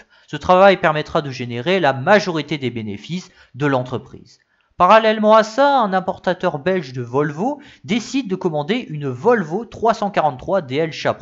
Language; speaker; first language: French; native; French